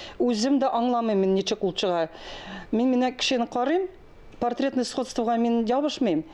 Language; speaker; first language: Tatar; non-native, local second language; Russian